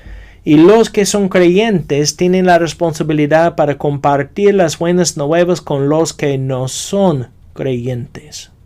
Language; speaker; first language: Spanish; non-native, fluent; English